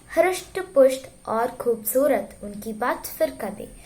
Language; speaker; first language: Hindi; non-native, local second language; Malayalam